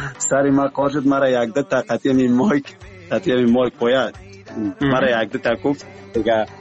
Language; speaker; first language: Persian; native; Persian